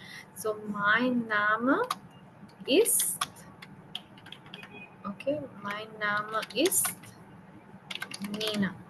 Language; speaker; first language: German; non-native, learner; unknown